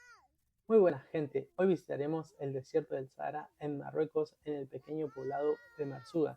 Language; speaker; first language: Spanish; native; Spanish